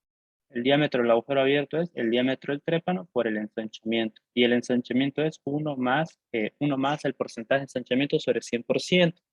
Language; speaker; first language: Spanish; native; Spanish